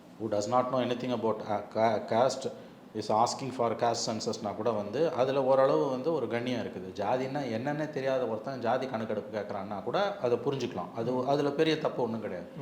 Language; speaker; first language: Tamil; native; Tamil